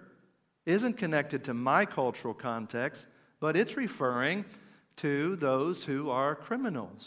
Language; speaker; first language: English; native; English